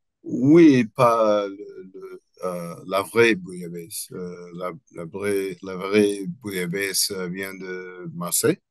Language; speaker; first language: French; non-native, learner; English